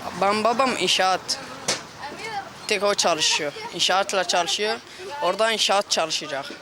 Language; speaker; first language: Turkish; non-native, learner; Arabic